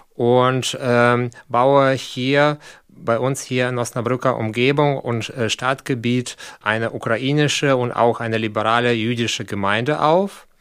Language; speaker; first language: German; non-native, fluent; Russian